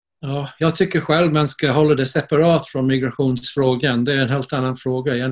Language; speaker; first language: Swedish; non-native, fluent; English